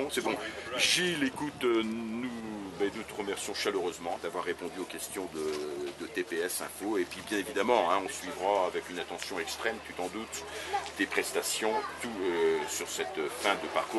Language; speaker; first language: French; native; French